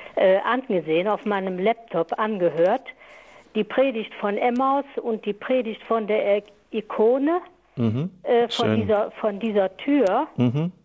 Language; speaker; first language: German; non-native, fluent; Croatian